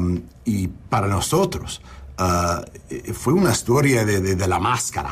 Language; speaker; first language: Spanish; non-native, learner; English